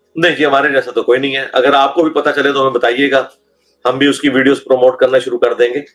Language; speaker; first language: Urdu; non-native, local second language; Punjabi